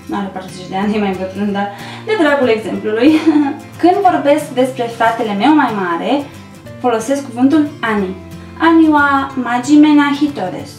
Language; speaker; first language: Romanian; native; Romanian